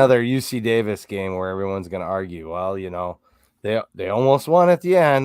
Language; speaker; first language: English; native; English